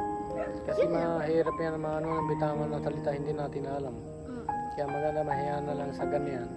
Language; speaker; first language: Filipino; non-native, learner; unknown